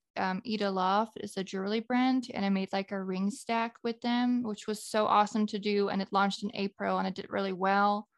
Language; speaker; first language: English; non-native, fluent; Dutch